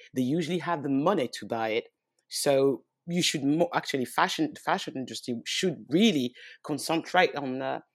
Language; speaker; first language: English; early bilingual, heritage; French